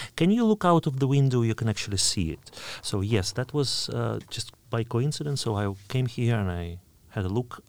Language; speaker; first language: English; non-native, fluent; Russian